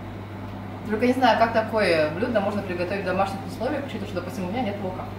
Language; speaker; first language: Russian; native; Russian